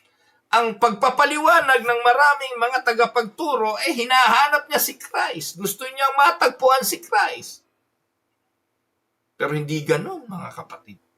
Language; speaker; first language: Filipino; native; Filipino